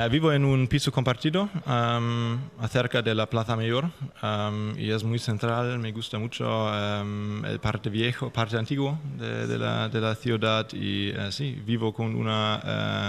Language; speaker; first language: Spanish; non-native, fluent; German